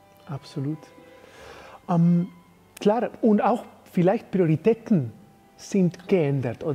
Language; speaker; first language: German; non-native, fluent; Spanish